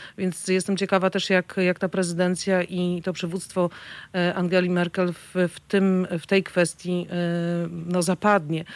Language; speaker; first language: Polish; native; Polish